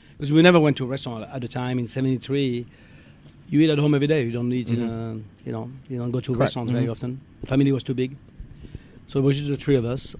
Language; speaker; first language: English; non-native, fluent; French